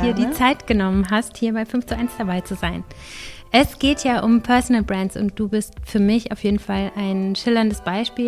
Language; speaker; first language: German; native; German